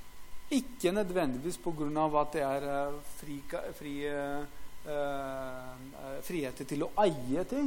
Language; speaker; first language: Norwegian; non-native, fluent; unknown